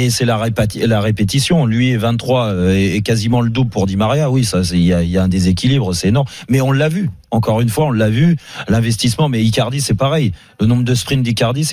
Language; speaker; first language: French; native; French